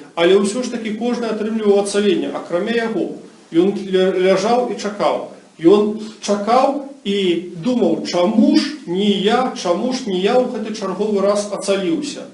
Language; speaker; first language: Belarusian; non-native, local second language; Russian